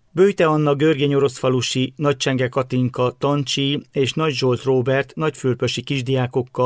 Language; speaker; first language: Hungarian; native; Hungarian